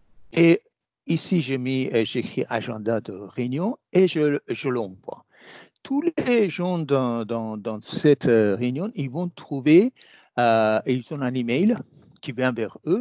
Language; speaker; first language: French; non-native, fluent; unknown